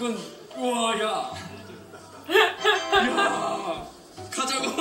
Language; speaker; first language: Korean; native; Korean